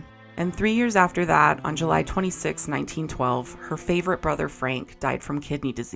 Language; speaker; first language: English; native; English